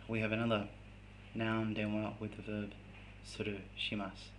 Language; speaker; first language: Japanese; non-native, fluent; English